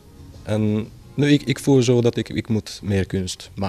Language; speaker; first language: Dutch; non-native, learner; Hungarian